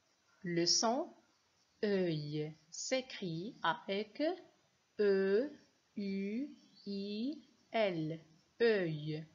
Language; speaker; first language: French; non-native, local second language; Arabic